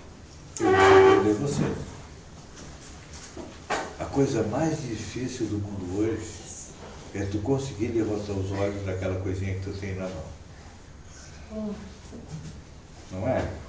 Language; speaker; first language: Portuguese; native; Portuguese